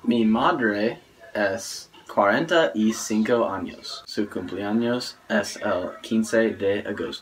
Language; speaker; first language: Spanish; non-native, learner; English